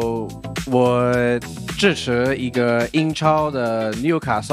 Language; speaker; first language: Chinese; non-native, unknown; English